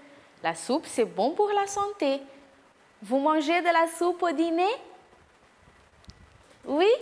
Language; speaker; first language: French; non-native, fluent; Portuguese